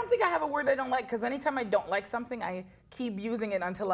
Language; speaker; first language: English; native; English